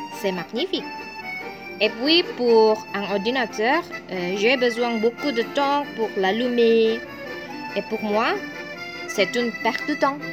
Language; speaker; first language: French; non-native, learner; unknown